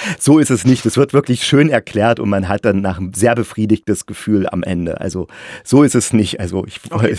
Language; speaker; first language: German; native; German